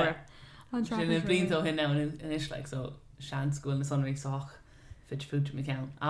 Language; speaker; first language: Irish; non-native, local second language; English